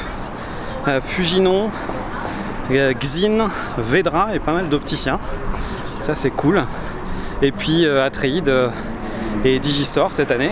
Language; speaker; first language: French; native; French